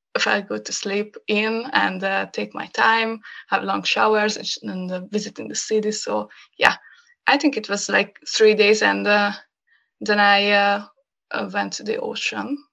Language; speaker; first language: English; non-native, learner; Hungarian